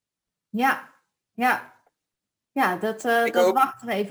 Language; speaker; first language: Dutch; native; Dutch